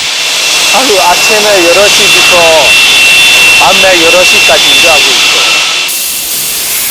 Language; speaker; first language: Korean; non-native, learner; Burmese